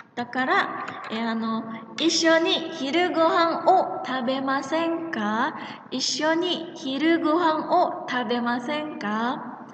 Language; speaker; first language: Japanese; non-native, fluent; Indonesian